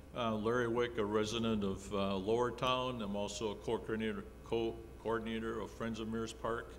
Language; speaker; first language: English; native; English